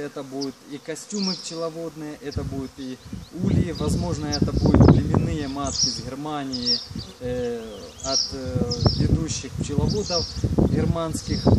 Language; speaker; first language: Russian; non-native, local second language; Ukrainian